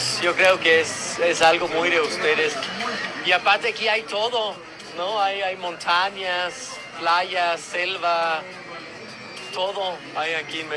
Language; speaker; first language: Spanish; non-native, fluent; Danish